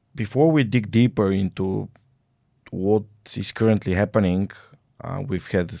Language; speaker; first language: English; non-native, fluent; Bulgarian